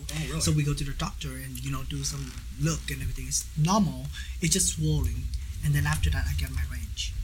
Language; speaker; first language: English; non-native, learner; Vietnamese